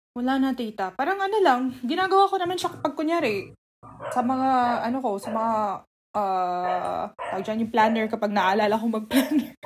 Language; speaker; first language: Filipino; native; Filipino